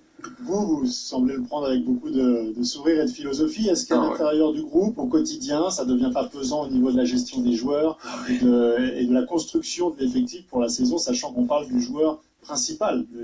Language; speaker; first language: French; native; French